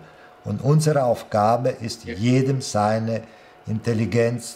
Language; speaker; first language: German; non-native, fluent; Italian